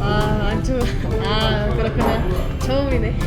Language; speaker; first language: Korean; non-native, fluent; Spanish